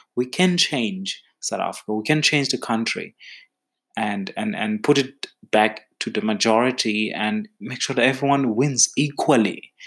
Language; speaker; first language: English; non-native, local second language; Xhosa